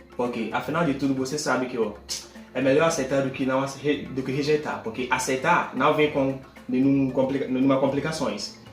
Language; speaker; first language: Portuguese; non-native, fluent; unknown